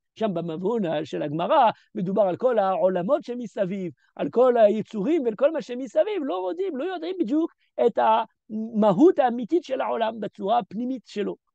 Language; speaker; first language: Hebrew; early bilingual, heritage; French